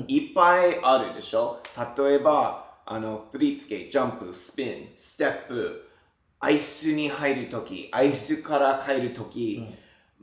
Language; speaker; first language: Japanese; non-native, learner; English